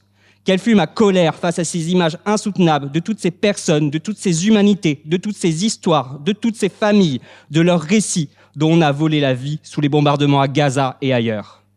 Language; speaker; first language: French; native; French